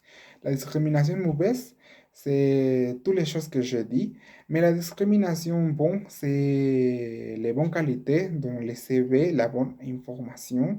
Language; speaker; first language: French; non-native, learner; Spanish